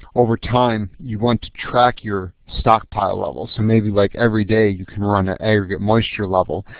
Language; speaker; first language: English; native; English